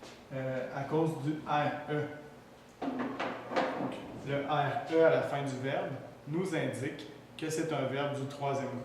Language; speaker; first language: French; native; French